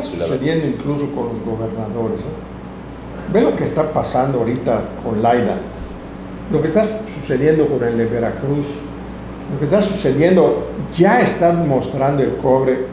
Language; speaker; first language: Spanish; native; Spanish